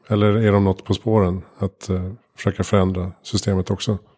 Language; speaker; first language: Swedish; native; Swedish